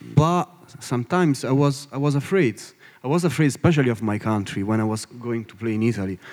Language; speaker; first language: English; non-native, learner; Italian